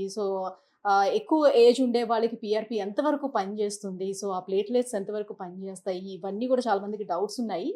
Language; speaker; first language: Telugu; native; Telugu